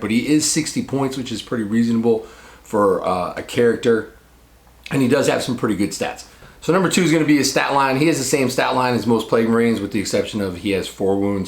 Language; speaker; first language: English; native; English